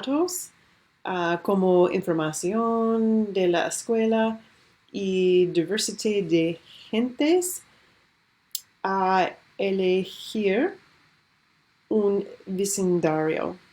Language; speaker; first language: Spanish; non-native, learner; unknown